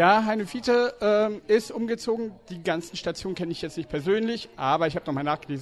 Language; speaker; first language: German; native; German